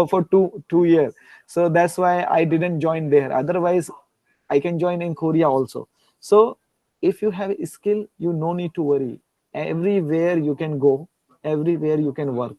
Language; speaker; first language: English; non-native, learner; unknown